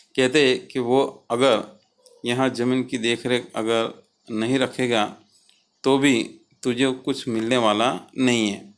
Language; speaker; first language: Hindi; non-native, local second language; Gujarati